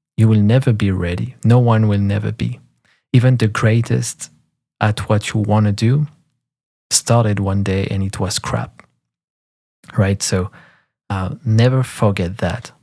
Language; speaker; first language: English; non-native, fluent; French